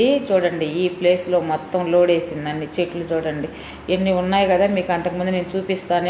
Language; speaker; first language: Telugu; native; Telugu